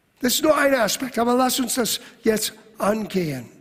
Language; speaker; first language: German; non-native, fluent; English